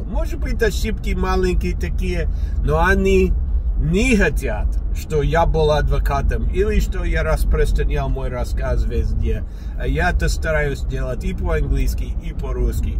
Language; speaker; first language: Russian; non-native, fluent; English